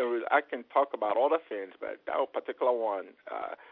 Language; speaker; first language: English; non-native, local second language; Igbo